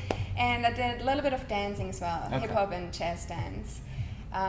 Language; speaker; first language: English; non-native, fluent; German